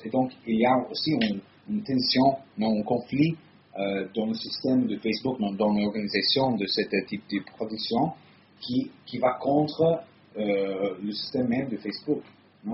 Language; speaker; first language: French; non-native, fluent; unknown